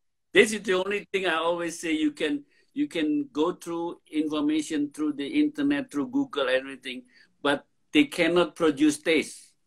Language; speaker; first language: English; non-native, fluent; Indonesian